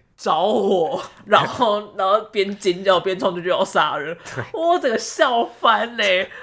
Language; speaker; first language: Chinese; native; Chinese